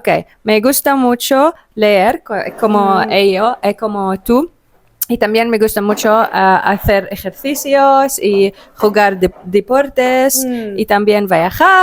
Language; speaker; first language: Spanish; non-native, learner; Arabic